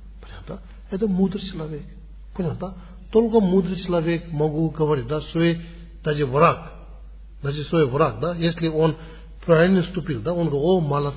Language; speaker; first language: Russian; non-native, learner; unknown